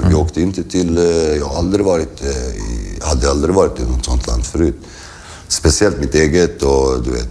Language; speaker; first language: Swedish; early bilingual, other home language; Kurdish